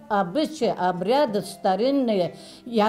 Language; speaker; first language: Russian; non-native, local second language; Persian